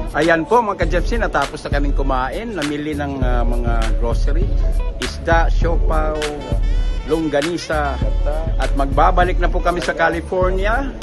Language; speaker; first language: Filipino; non-native, local second language; Waray